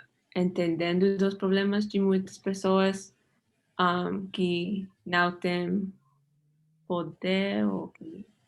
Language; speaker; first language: Portuguese; non-native, learner; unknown